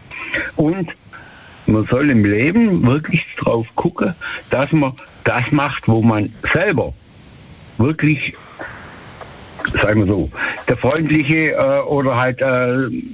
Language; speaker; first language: German; native; German